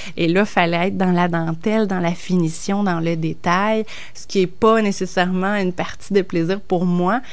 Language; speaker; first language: French; native; French